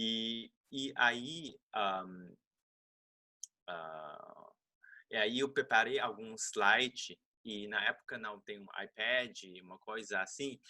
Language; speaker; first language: Portuguese; non-native, fluent; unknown